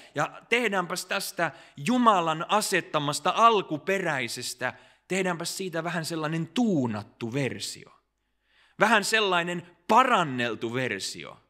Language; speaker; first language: Finnish; early bilingual, heritage; Finnish